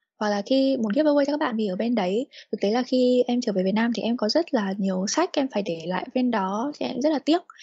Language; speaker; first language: Vietnamese; native; Vietnamese